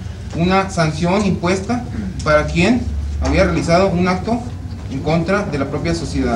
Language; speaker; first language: Spanish; native; Spanish